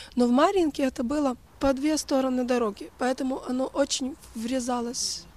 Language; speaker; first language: Russian; non-native, local second language; Ukrainian